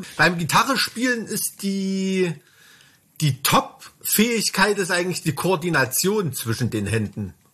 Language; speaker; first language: German; native; German